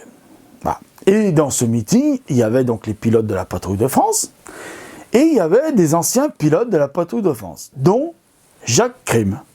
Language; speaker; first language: French; native; French